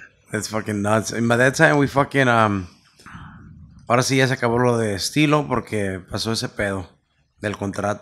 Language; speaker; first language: Spanish; early bilingual, heritage; Spanish